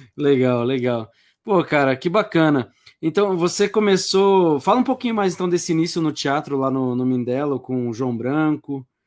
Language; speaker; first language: Portuguese; native; Portuguese